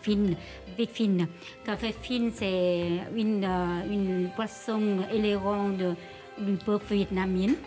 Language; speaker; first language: French; non-native, learner; Vietnamese